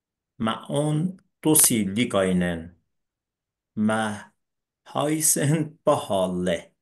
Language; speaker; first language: Finnish; non-native, learner; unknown